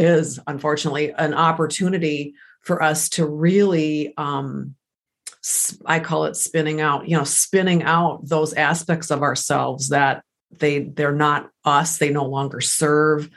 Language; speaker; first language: English; early bilingual, other home language; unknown